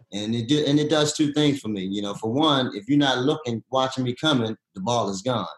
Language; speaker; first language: English; native; English